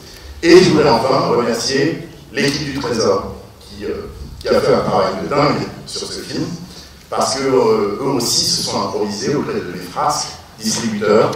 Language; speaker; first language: French; native; French